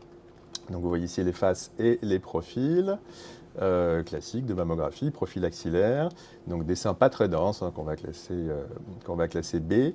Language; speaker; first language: French; native; French